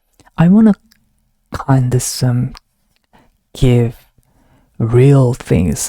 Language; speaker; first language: English; non-native, learner; Korean